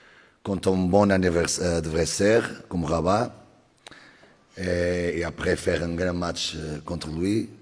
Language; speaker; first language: French; non-native, learner; Portuguese